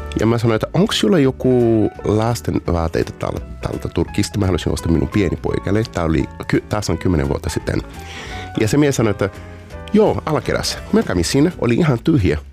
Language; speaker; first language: Finnish; non-native, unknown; Portuguese